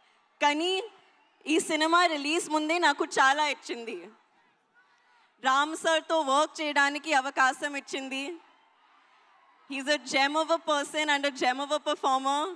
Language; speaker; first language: Telugu; non-native, learner; Hindi